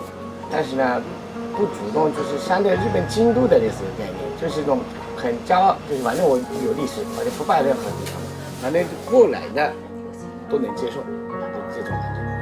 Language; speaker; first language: Chinese; non-native, fluent; Japanese